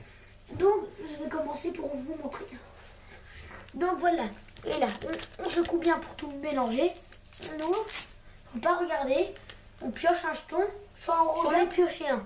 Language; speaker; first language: French; native; French